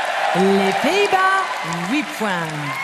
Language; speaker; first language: French; non-native, fluent; Swedish